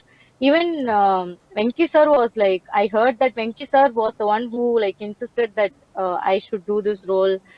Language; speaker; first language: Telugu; non-native, learner; Tamil